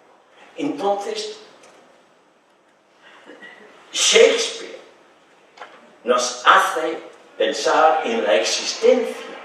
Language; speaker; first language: Spanish; non-native, fluent; English